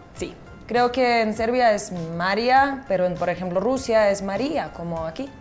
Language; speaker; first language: Spanish; non-native, fluent; Serbian